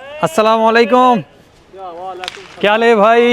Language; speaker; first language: Hindi; non-native, learner; Bangla